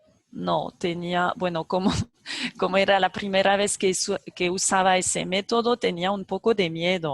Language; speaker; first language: Spanish; non-native, fluent; French